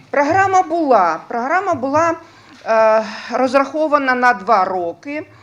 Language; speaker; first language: Ukrainian; non-native, local second language; Russian